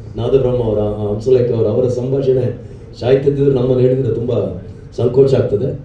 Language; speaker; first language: Kannada; non-native, local second language; Tulu